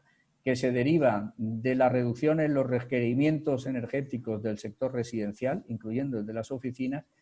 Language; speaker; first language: Spanish; native; Spanish